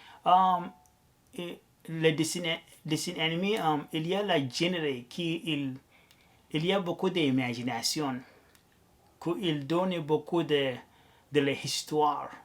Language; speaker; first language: French; non-native, learner; Arabic